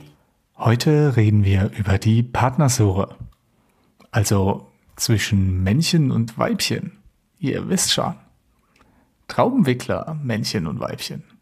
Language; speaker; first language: German; native; German